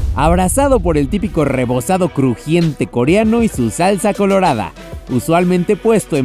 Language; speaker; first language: Spanish; native; Spanish